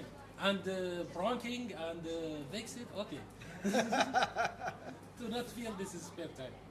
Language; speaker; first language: English; non-native, learner; Arabic